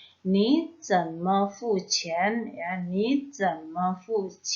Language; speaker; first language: Chinese; non-native, fluent; Indonesian